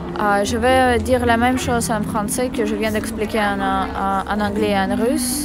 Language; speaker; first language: French; non-native, fluent; Russian